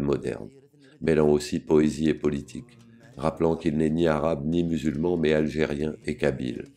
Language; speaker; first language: French; native; French